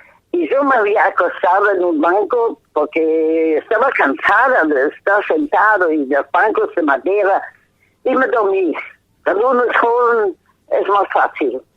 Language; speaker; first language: Spanish; non-native, fluent; German